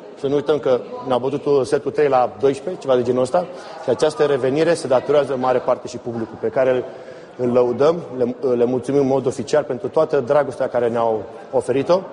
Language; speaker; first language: Romanian; native; Romanian